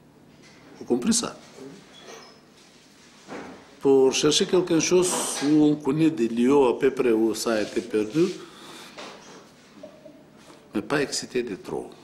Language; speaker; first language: French; non-native, fluent; Bulgarian